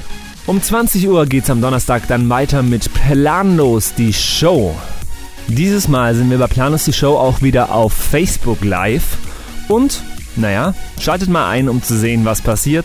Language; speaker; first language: German; native; German